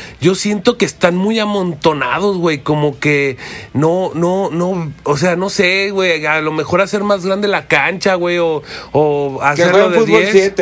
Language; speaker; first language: Spanish; native; Spanish